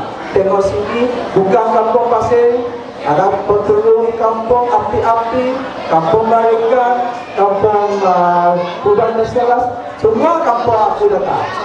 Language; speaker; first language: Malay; non-native, local second language; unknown